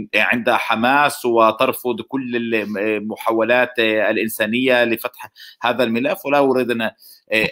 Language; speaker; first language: Arabic; non-native, fluent; Hebrew